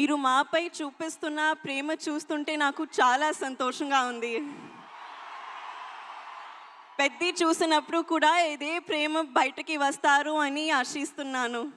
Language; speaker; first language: Telugu; non-native, learner; Hindi